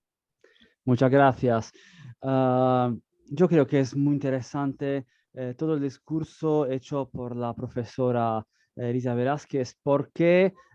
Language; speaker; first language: Spanish; non-native, fluent; Italian